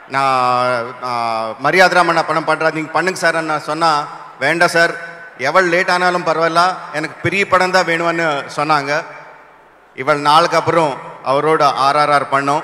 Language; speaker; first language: Tamil; non-native, local second language; Telugu